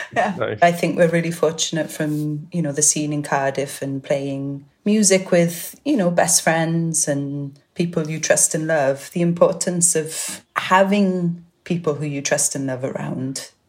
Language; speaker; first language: English; native; English